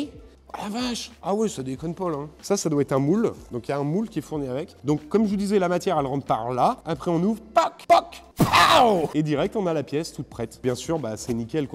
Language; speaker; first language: French; native; French